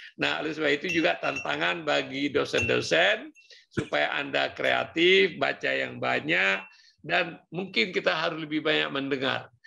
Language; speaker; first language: Indonesian; non-native, local second language; Achinese